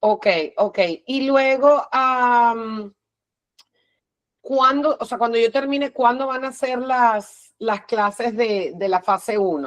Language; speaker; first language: Spanish; native; Spanish